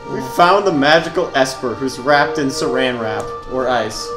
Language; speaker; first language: English; native; English